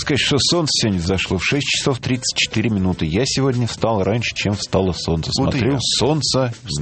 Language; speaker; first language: Russian; native; Russian